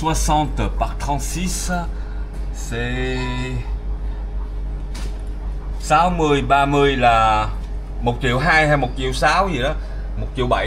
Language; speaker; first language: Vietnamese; early bilingual, heritage; French